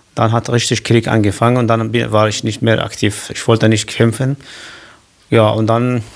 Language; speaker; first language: German; non-native, learner; Kurdish